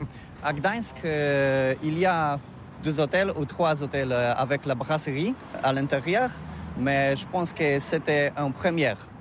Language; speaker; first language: French; non-native, learner; Polish